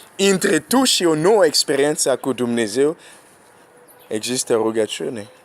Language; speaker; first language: Romanian; non-native, fluent; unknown